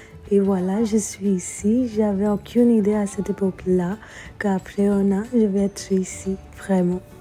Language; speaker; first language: French; non-native, learner; Hindi